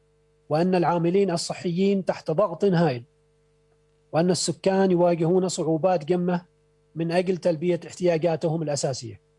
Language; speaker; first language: Arabic; native; Arabic